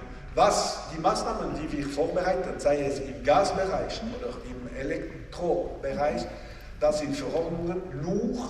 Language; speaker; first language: German; non-native, local second language; French